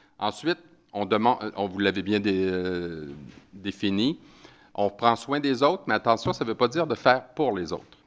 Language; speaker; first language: French; native; French